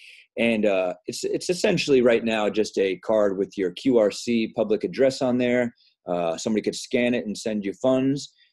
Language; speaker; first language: English; native; English